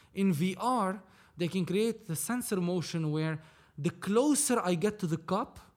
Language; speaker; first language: English; non-native, fluent; Arabic